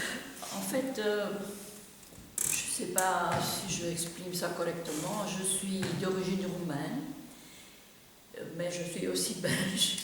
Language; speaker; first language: French; non-native, fluent; Romanian